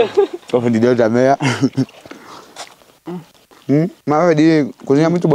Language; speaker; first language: Vietnamese; non-native, learner; Portuguese